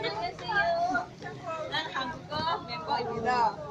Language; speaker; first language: Korean; non-native, learner; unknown